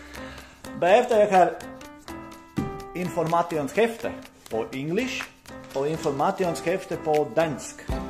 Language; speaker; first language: Danish; non-native, learner; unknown